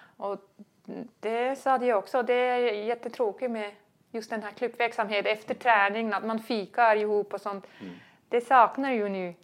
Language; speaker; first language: Swedish; non-native, fluent; German